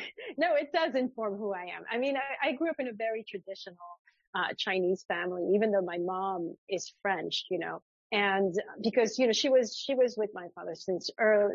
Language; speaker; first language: English; early bilingual, other home language; French